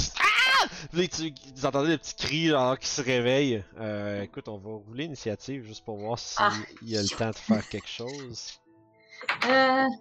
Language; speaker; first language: French; native; French